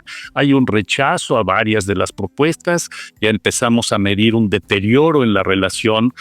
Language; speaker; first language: Spanish; native; Spanish